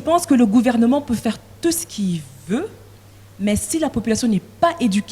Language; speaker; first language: French; non-native, local second language; Lingala